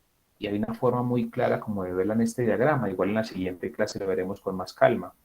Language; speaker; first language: Spanish; native; Spanish